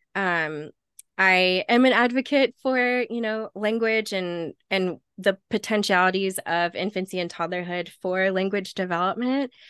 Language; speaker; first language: English; native; English